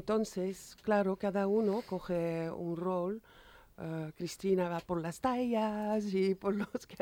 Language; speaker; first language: Spanish; non-native, fluent; French